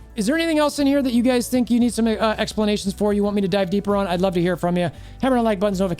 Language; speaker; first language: English; native; English